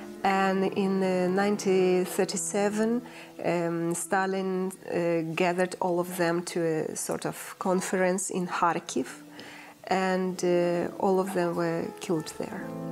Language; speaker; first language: English; non-native, fluent; Ukrainian